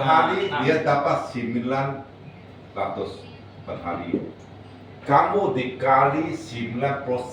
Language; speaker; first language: Indonesian; non-native, learner; Chinese